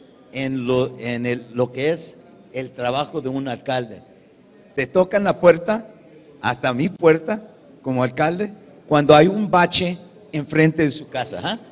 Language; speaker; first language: Spanish; early bilingual, heritage; English